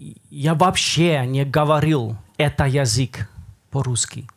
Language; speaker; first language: Russian; non-native, learner; Dutch